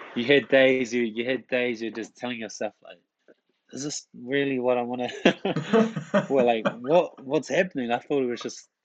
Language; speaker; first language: English; early bilingual, other home language; Tongan